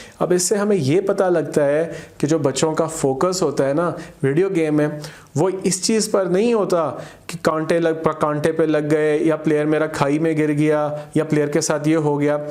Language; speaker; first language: Urdu; native; Urdu